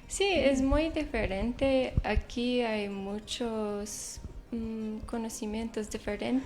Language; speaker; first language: Spanish; non-native, fluent; English